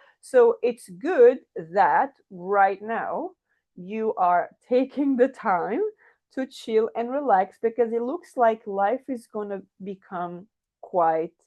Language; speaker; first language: English; non-native, fluent; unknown